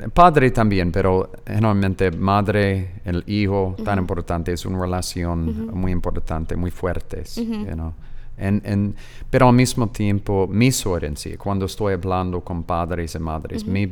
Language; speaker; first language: Spanish; non-native, fluent; English